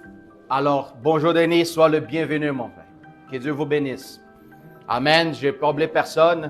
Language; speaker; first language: French; native; French